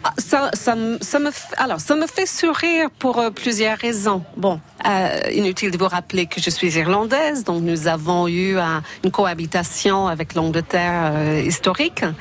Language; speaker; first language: French; non-native, fluent; English